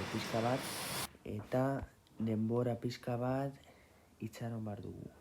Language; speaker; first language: Basque; non-native, local second language; Spanish